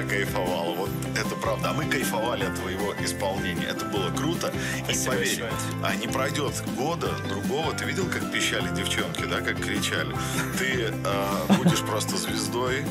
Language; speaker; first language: Russian; native; Russian